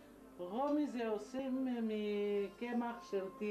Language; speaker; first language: Hebrew; non-native, learner; Georgian